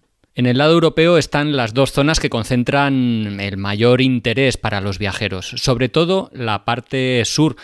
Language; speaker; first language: Spanish; native; Spanish